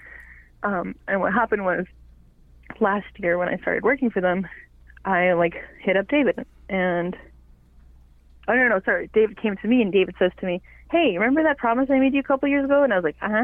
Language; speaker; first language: English; non-native, fluent; Cree